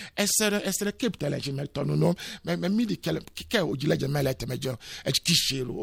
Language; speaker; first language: Hungarian; non-native, fluent; Yoruba